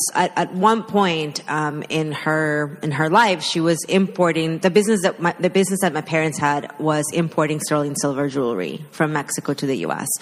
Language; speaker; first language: English; early bilingual, other home language; Spanish